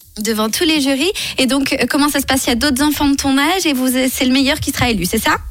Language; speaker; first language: French; native; French